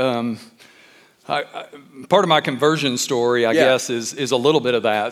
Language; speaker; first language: English; native; English